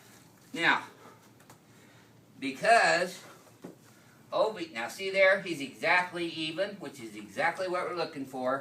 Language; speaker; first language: English; native; English